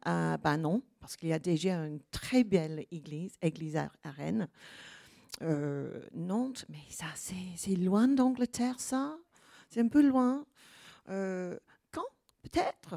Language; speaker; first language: French; non-native, learner; English